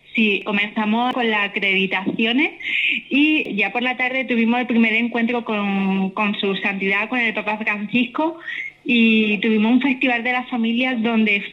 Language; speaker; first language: Spanish; native; Spanish